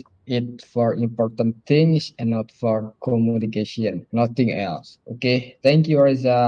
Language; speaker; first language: English; non-native, learner; Indonesian